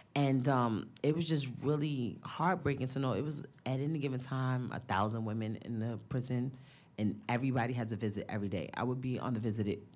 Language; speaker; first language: English; native; English